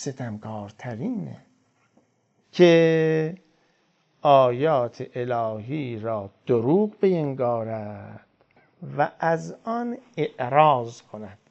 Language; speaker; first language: Persian; native; Persian